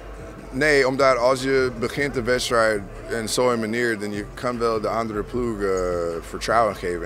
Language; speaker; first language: Dutch; non-native, fluent; English